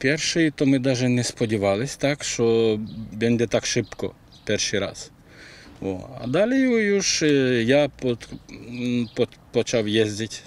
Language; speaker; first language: Polish; non-native, learner; Ukrainian